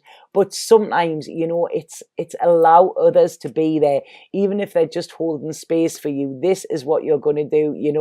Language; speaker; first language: English; native; English